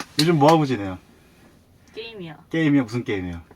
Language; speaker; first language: Korean; native; Korean